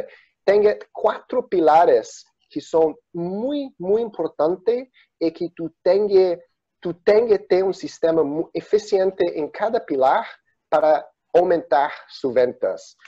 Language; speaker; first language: Spanish; non-native, learner; Portuguese